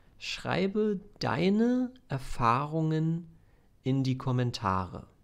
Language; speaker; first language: German; native; German